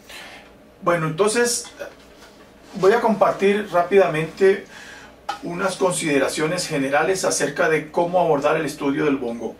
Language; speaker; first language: Spanish; native; Spanish